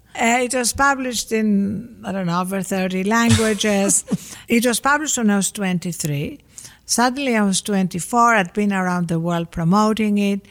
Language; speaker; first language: English; non-native, fluent; Greek